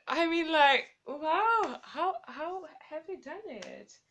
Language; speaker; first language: English; non-native, fluent; Czech